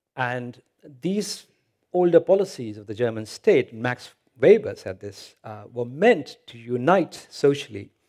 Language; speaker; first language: English; non-native, local second language; Hindi